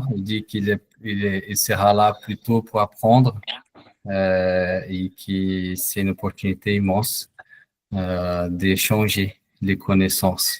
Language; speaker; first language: French; non-native, fluent; Portuguese